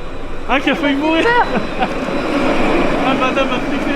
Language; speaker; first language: French; native; French